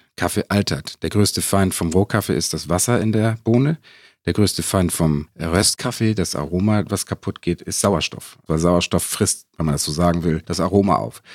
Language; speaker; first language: German; native; German